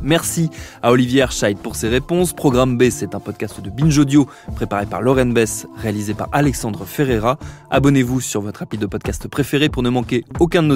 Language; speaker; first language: French; native; French